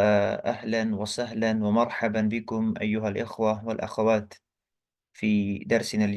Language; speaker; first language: Arabic; non-native, fluent; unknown